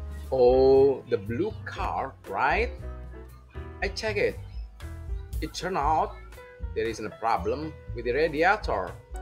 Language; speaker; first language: English; non-native, fluent; Indonesian